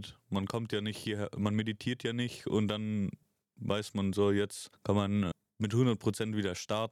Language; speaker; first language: German; native; German